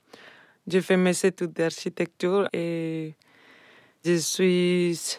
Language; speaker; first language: French; non-native, learner; Spanish